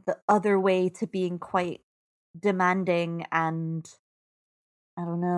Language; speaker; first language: English; native; English